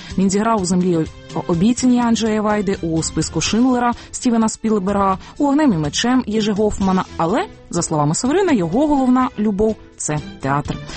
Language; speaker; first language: Ukrainian; native; Ukrainian